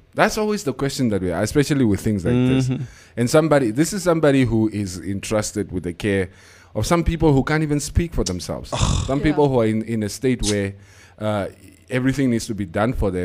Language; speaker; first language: English; non-native, local second language; Afrikaans